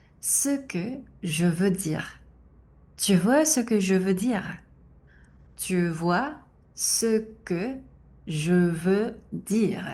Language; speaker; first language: French; non-native, fluent; Korean